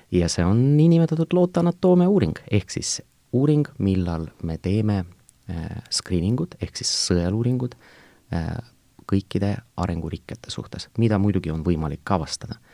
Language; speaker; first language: Estonian; non-native, local second language; Russian